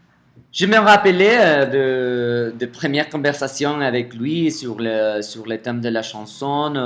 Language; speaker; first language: French; non-native, fluent; Spanish